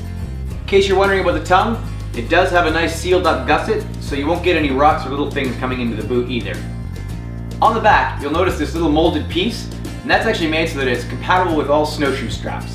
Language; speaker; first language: English; native; English